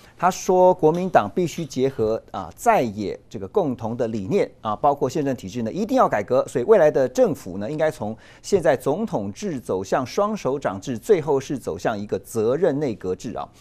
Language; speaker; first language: Chinese; native; Chinese